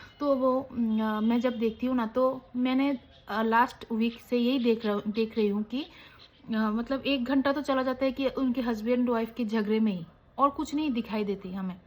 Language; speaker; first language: Hindi; non-native, local second language; Bangla